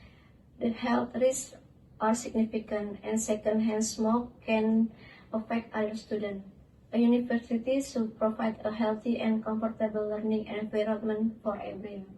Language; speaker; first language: English; non-native, learner; Indonesian